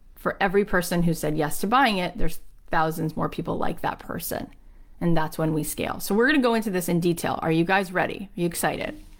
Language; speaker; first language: English; native; English